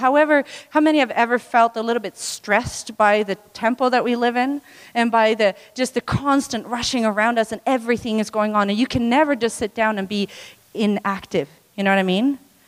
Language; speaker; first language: English; non-native, local second language; Swedish